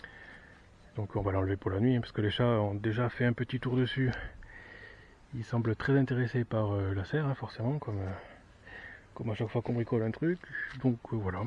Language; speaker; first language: French; native; French